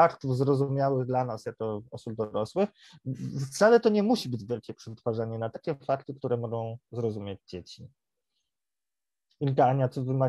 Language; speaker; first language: Polish; native; Polish